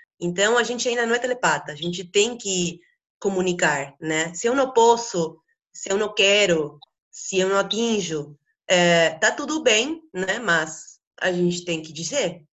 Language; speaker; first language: Portuguese; non-native, fluent; Spanish